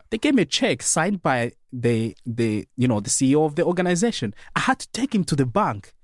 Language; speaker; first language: English; non-native, fluent; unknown